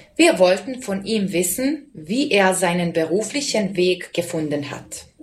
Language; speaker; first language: German; non-native, fluent; Serbian